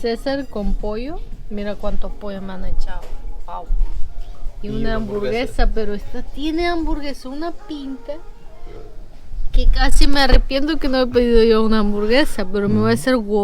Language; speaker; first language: Spanish; non-native, fluent; Russian